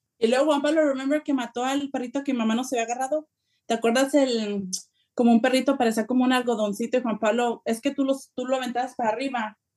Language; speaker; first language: Spanish; early bilingual, heritage; Spanish